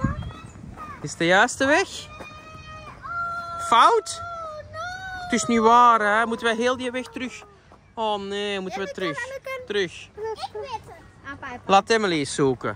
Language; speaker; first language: Dutch; native; Dutch